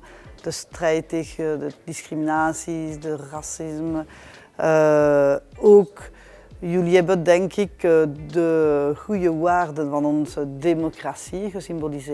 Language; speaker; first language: Dutch; non-native, local second language; French